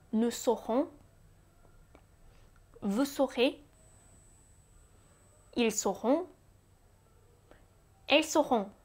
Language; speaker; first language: French; non-native, fluent; Japanese